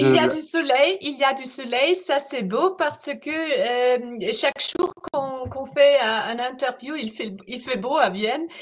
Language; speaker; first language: French; non-native, fluent; German